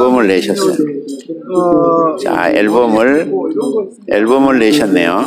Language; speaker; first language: Korean; native; Korean